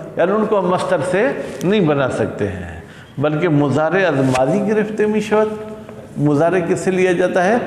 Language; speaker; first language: Urdu; non-native, local second language; Sindhi